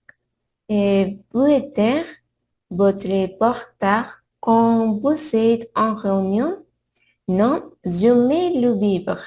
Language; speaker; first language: French; non-native, learner; Spanish